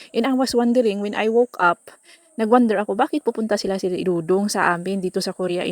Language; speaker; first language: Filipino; non-native, local second language; Cebuano